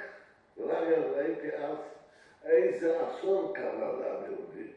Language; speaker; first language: Hebrew; non-native, fluent; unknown